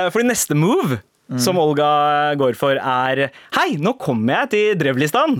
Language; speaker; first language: Norwegian; early bilingual, other home language; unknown